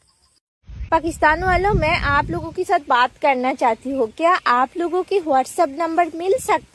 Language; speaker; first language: Hindi; non-native, learner; Bangla